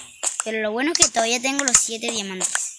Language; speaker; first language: Spanish; native; Spanish